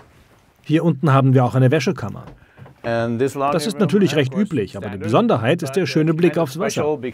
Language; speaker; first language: German; native; German